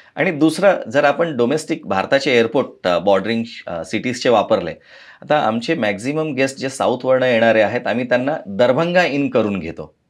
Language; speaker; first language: Marathi; non-native, fluent; Nepali